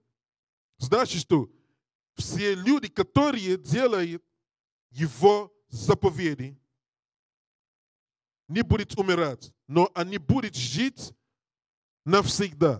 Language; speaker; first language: Russian; non-native, learner; English